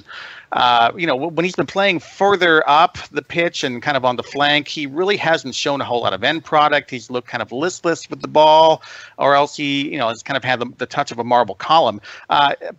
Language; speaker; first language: English; native; English